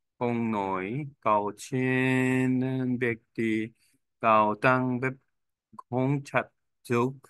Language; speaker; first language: Vietnamese; non-native, learner; Korean